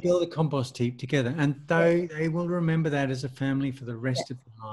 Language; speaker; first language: English; native; English